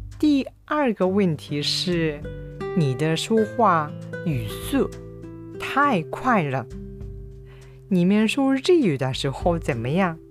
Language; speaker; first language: Chinese; non-native, fluent; Japanese